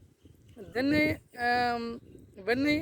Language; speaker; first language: English; non-native, learner; Tamil